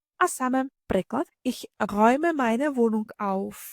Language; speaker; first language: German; non-native, fluent; Ukrainian